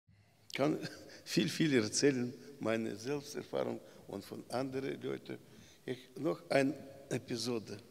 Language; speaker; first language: German; non-native, learner; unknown